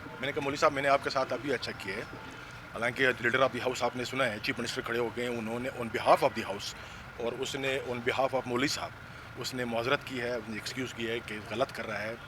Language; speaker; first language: Urdu; non-native, local second language; Pashto